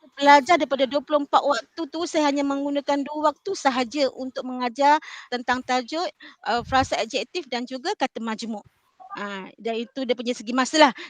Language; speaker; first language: Malay; native; Malay